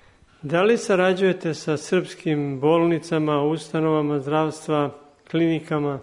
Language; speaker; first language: Serbian; native; Serbian